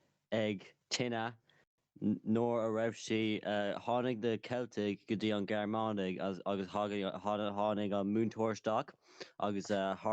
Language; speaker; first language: Irish; non-native, local second language; English